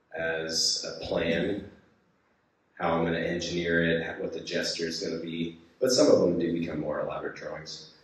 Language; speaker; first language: English; native; English